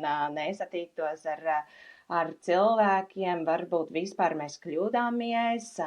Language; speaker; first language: Latvian; non-native, fluent; English